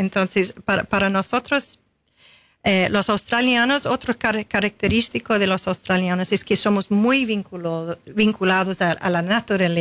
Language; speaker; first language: Spanish; non-native, fluent; English